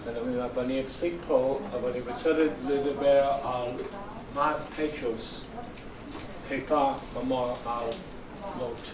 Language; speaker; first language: Hebrew; non-native, fluent; English